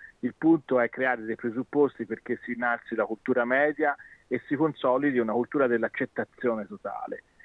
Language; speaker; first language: Italian; native; Italian